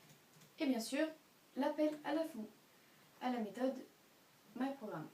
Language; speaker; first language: French; native; French